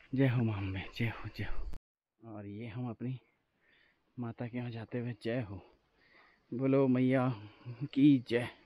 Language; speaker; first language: Hindi; native; Hindi